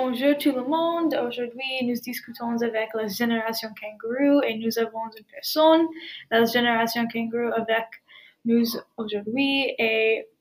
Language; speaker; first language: French; non-native, learner; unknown